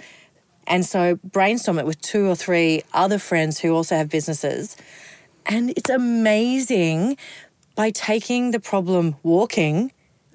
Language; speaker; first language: English; native; English